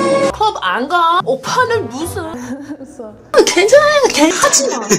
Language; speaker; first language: Korean; non-native, fluent; English